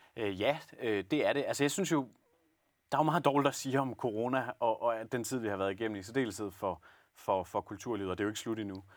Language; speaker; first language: Danish; native; Danish